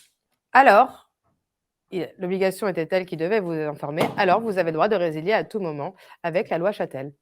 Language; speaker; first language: French; native; French